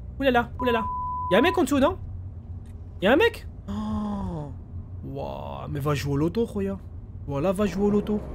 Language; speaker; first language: French; native; French